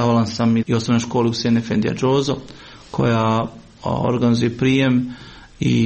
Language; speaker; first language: Croatian; native; Croatian